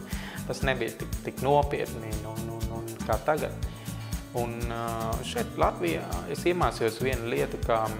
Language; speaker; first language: Latvian; non-native, fluent; Vietnamese